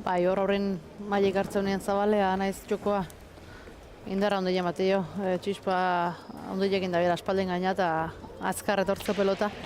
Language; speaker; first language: Basque; native; Basque